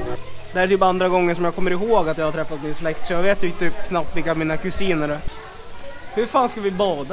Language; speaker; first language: Swedish; native; Swedish